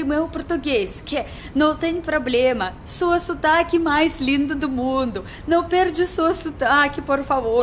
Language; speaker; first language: Portuguese; non-native, learner; Russian